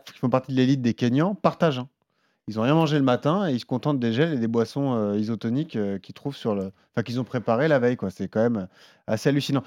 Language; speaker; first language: French; native; French